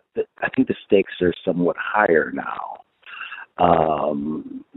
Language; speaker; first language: English; native; English